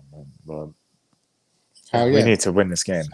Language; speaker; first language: English; native; English